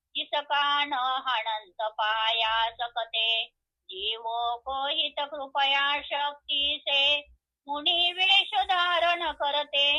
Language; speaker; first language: Hindi; non-native, local second language; Marathi